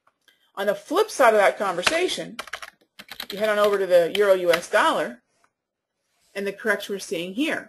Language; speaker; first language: English; native; English